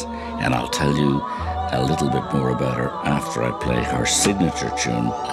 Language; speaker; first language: English; native; English